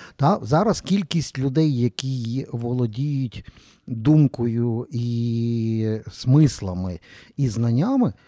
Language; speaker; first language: Ukrainian; native; Ukrainian